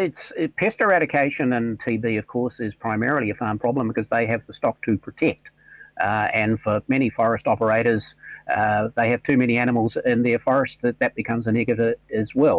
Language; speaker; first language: English; native; English